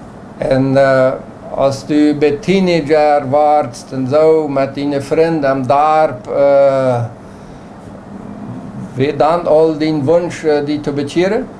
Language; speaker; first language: German; non-native, local second language; Plautdietsch